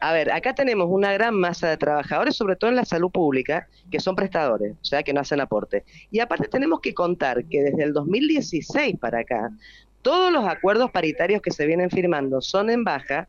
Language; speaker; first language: Spanish; native; Spanish